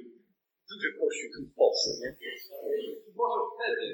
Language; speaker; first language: Polish; non-native, learner; English